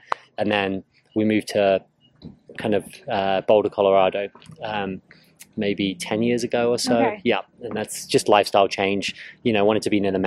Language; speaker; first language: English; native; English